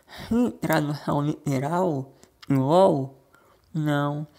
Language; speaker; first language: Portuguese; non-native, local second language; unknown